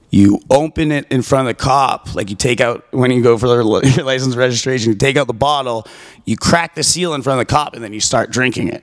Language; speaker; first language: English; native; English